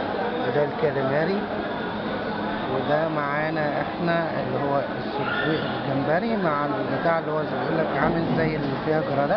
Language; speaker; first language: Arabic; native; Arabic